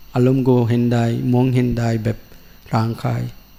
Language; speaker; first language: Thai; non-native, learner; Sinhala